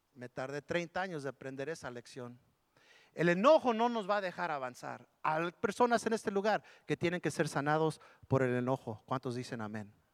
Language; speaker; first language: Spanish; early bilingual, heritage; Spanish